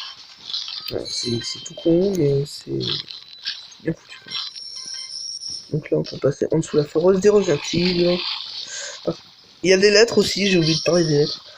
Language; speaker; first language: French; native; French